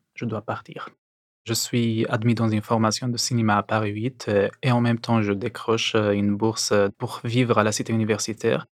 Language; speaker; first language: French; non-native, fluent; Arabic